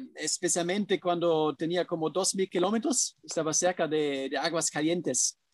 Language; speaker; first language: Spanish; non-native, fluent; German